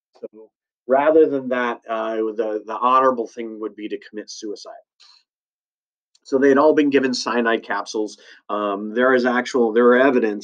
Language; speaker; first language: English; native; English